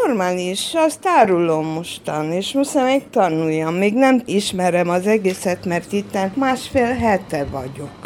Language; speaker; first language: Hungarian; non-native, local second language; Romanian